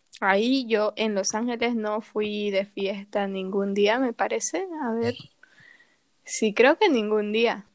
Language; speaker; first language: Spanish; native; Spanish